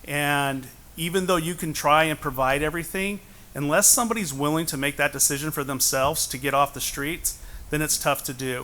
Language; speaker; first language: English; native; English